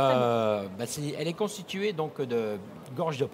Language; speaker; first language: French; native; French